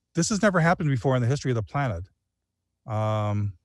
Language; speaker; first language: English; native; English